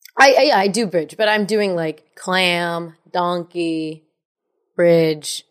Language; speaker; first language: English; native; English